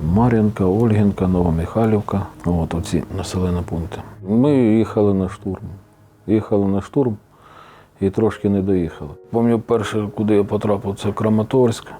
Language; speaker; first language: Ukrainian; native; Ukrainian